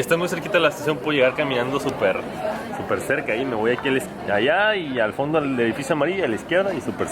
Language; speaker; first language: Spanish; native; Spanish